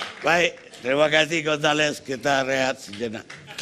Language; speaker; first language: Indonesian; native; Indonesian